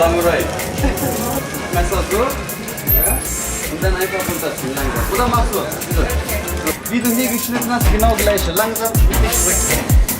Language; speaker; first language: German; non-native, fluent; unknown